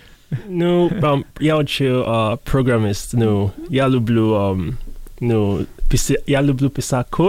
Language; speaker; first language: Russian; non-native, learner; English